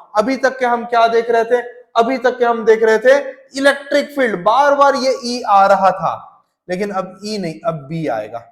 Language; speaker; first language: Hindi; native; Hindi